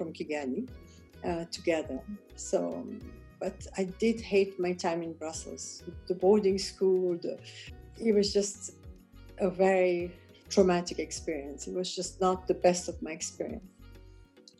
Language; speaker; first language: English; non-native, local second language; Kachhi